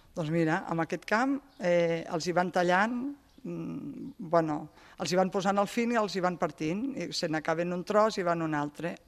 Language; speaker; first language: Catalan; native; Catalan